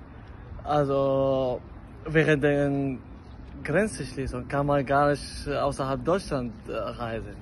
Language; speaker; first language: German; non-native, learner; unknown